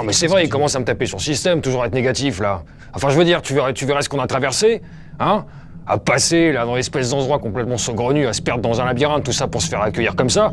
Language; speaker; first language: French; native; French